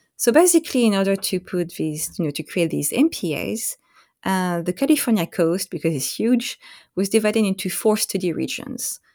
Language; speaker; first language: English; non-native, fluent; French